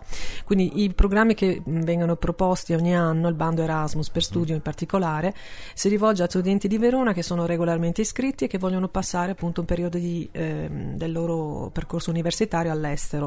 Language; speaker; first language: Italian; native; Italian